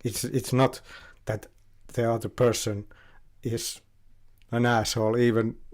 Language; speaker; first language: English; non-native, fluent; Finnish